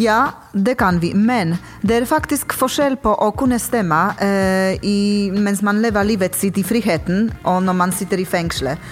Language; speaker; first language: Norwegian; non-native, fluent; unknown